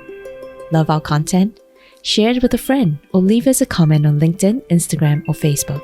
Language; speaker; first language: English; native; English